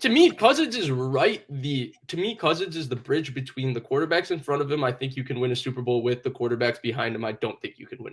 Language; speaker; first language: English; native; English